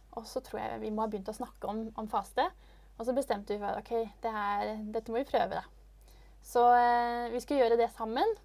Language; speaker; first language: Norwegian; native; Norwegian